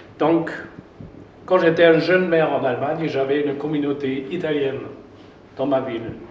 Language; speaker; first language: French; non-native, fluent; German